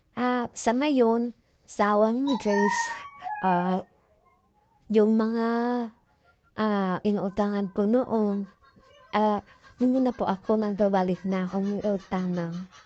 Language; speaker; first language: Filipino; non-native, local second language; Cebuano